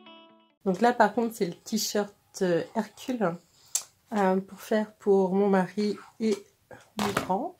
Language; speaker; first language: French; native; French